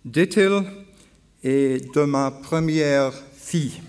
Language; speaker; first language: French; non-native, learner; English